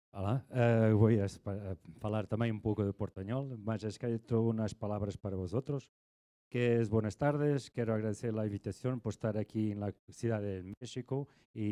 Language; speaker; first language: Spanish; non-native, learner; Portuguese